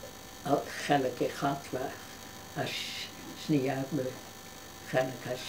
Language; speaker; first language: Hebrew; non-native, fluent; Dutch